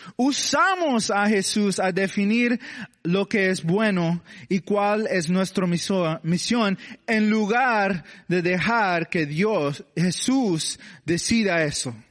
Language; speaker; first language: Spanish; non-native, learner; English